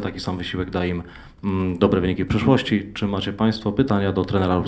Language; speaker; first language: Polish; native; Polish